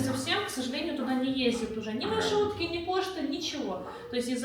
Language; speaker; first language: Russian; native; Russian